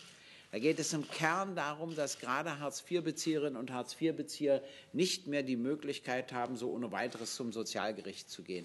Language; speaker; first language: German; native; German